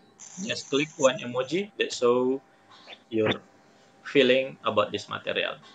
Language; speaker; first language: English; non-native, fluent; Indonesian